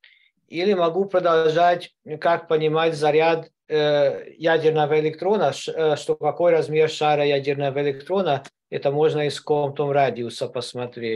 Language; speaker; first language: Russian; non-native, learner; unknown